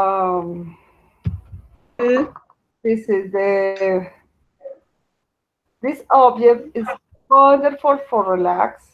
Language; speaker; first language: English; non-native, learner; Spanish